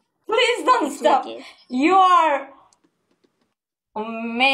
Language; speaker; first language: English; non-native, learner; Croatian